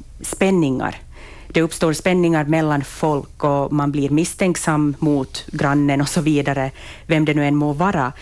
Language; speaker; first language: Swedish; native; Swedish